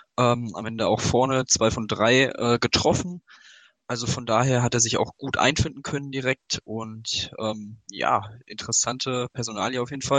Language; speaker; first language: German; native; German